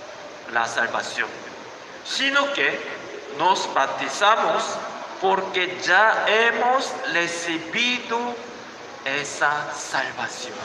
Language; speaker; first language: Spanish; non-native, learner; Korean